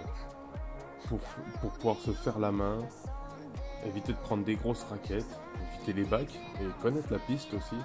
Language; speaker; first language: French; native; French